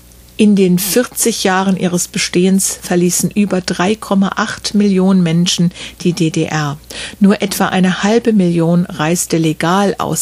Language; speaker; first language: German; native; German